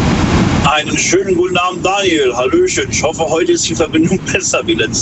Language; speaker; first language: German; native; German